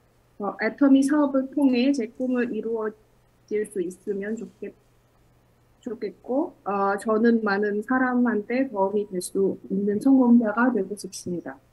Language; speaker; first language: Korean; non-native, fluent; Indonesian